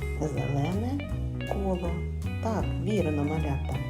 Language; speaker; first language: Ukrainian; native; Ukrainian